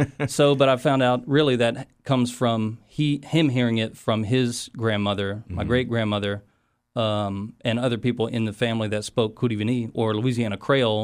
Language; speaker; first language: English; native; English